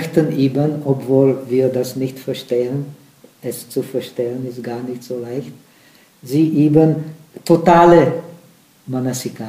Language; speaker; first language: German; non-native, fluent; Czech